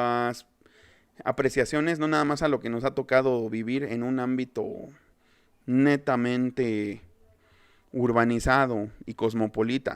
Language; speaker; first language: Spanish; native; Spanish